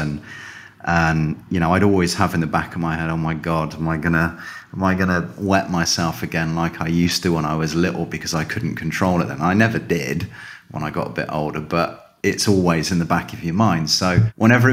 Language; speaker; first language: English; native; English